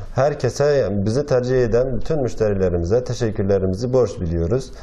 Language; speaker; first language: Turkish; native; Turkish